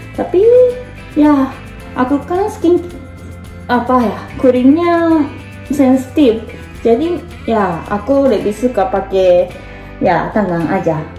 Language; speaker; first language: Indonesian; non-native, learner; Japanese